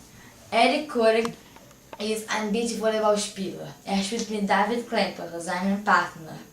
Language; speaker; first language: German; non-native, learner; Portuguese